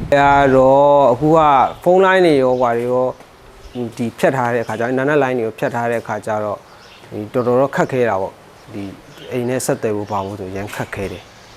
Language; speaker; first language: Burmese; native; Burmese